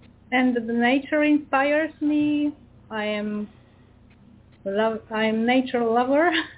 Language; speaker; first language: English; non-native, learner; Polish